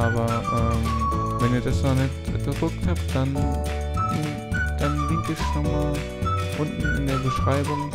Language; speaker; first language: German; native; German